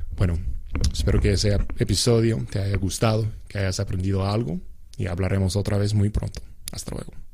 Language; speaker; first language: Spanish; non-native, fluent; English